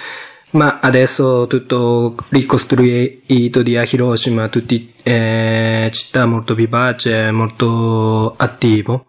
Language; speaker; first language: Italian; non-native, learner; Japanese